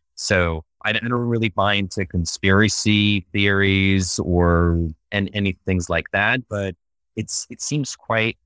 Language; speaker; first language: English; early bilingual, other home language; Russian